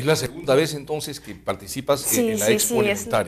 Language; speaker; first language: Spanish; native; Spanish